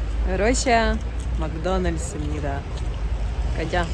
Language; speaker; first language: Korean; non-native, learner; Russian